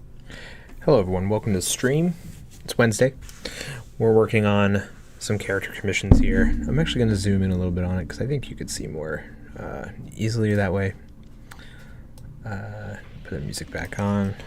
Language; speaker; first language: English; native; English